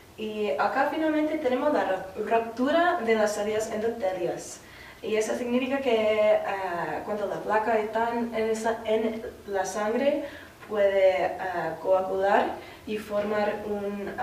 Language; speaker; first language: Spanish; non-native, learner; English